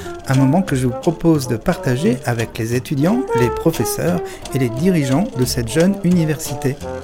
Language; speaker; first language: French; native; French